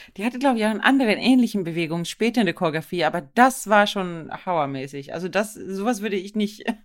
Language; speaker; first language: German; non-native, fluent; Swedish